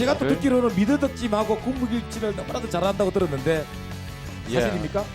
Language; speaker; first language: Korean; native; Korean